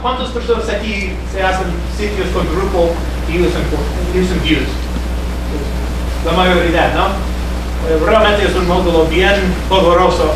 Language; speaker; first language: Spanish; non-native, fluent; English